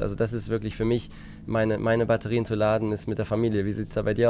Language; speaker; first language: German; native; German